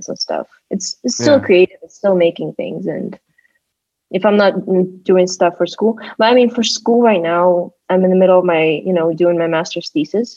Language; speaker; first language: English; non-native, fluent; Russian